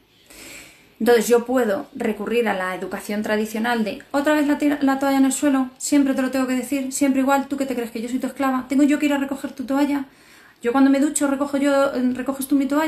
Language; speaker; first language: Spanish; native; Spanish